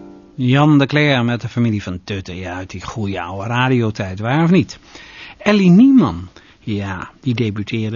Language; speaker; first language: Dutch; native; Dutch